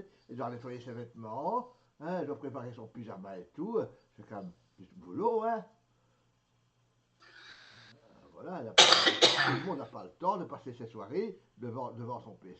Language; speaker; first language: French; native; French